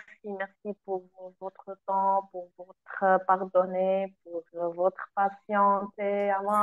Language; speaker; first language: French; non-native, learner; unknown